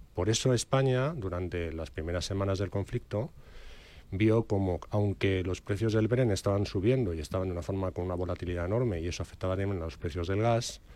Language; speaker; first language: Spanish; native; Spanish